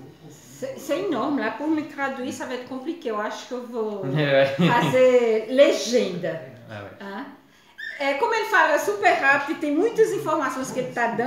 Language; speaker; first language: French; non-native, fluent; Portuguese